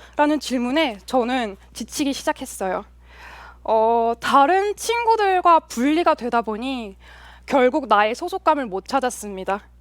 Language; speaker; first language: Korean; early bilingual, heritage; Korean